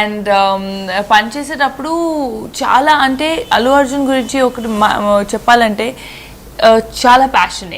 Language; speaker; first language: Telugu; non-native, fluent; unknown